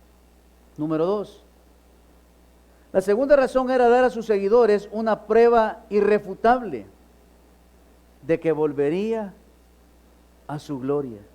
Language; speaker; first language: Spanish; native; Spanish